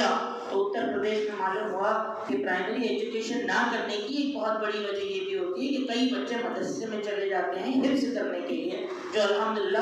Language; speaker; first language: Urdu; non-native, local second language; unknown